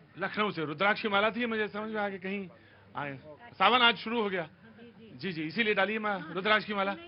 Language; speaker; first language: Hindi; native; Hindi